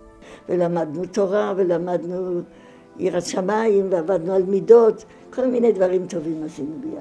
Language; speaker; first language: Hebrew; non-native, fluent; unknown